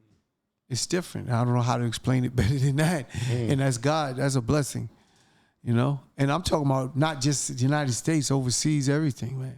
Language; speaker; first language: English; native; English